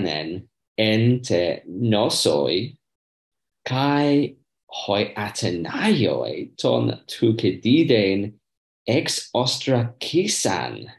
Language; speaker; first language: Greek; non-native, learner; English